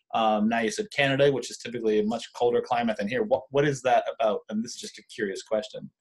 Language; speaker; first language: English; native; English